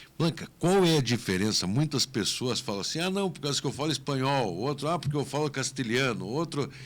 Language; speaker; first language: Portuguese; native; Portuguese